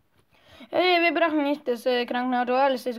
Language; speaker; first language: German; non-native, learner; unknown